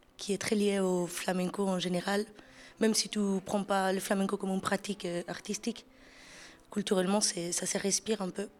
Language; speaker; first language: French; non-native, fluent; Spanish